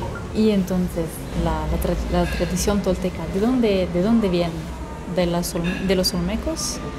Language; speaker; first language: Spanish; non-native, fluent; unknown